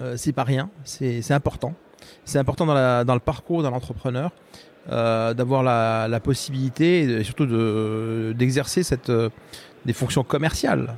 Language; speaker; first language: French; non-native, local second language; Arabic